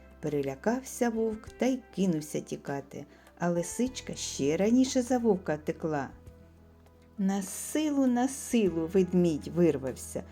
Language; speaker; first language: Ukrainian; native; Ukrainian